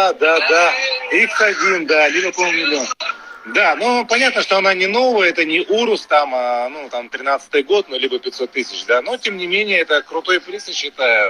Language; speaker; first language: Russian; native; Russian